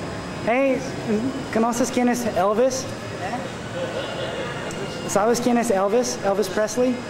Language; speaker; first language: Spanish; non-native, learner; English